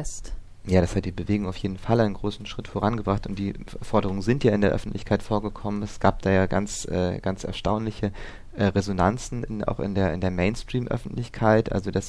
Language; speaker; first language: German; native; German